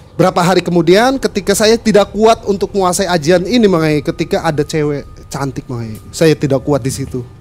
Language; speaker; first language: Indonesian; non-native, local second language; Sundanese